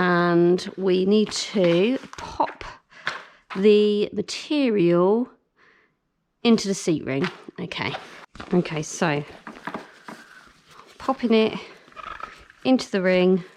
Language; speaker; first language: English; native; English